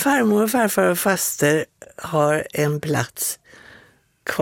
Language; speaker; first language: Swedish; native; Swedish